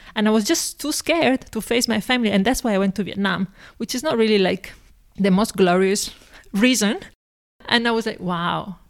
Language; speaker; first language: English; non-native, fluent; Italian